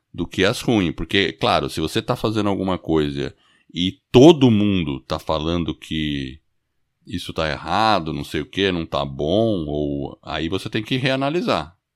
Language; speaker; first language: Portuguese; non-native, fluent; English